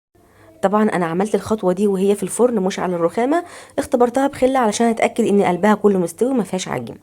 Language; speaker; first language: Arabic; native; Arabic